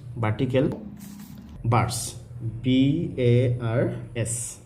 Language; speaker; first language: English; non-native, local second language; Assamese